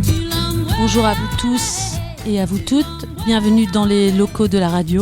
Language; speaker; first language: French; native; French